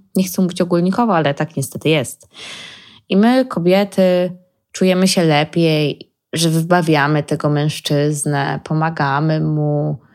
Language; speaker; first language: Polish; early bilingual, heritage; Polish